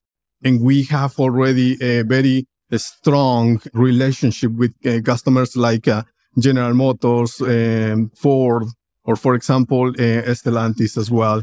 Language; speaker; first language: English; non-native, fluent; Spanish